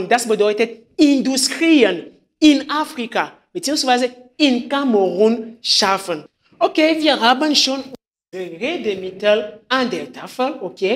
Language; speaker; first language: German; non-native, fluent; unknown